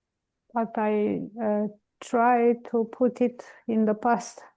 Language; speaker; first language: English; non-native, learner; Romanian